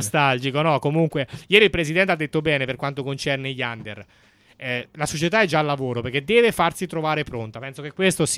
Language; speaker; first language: Italian; native; Italian